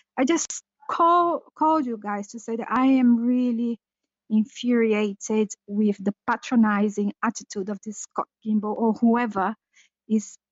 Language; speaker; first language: English; early bilingual, other home language; Portuguese